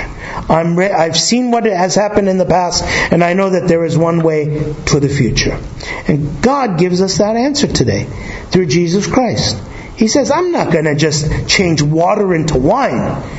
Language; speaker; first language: English; native; English